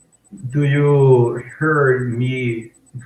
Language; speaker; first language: English; non-native, learner; Portuguese